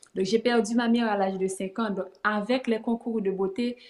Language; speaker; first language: French; native; French